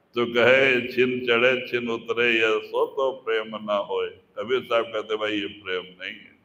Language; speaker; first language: Hindi; non-native, local second language; Kannada